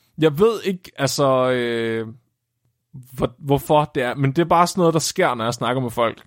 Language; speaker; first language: Danish; native; Danish